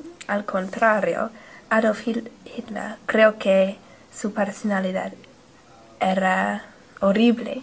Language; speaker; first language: Spanish; non-native, learner; English